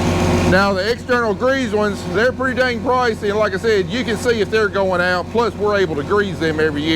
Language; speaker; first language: English; native; English